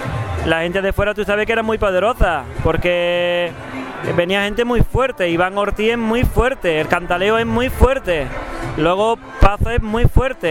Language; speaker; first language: Spanish; native; Spanish